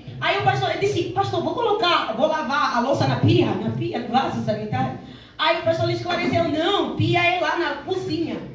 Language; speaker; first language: Portuguese; native; Portuguese